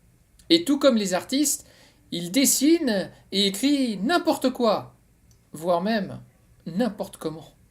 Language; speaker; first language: French; native; French